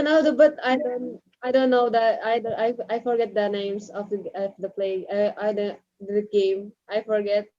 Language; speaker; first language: English; non-native, learner; Indonesian